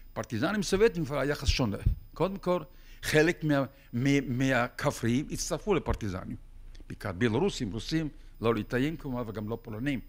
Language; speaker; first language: Hebrew; non-native, fluent; Lithuanian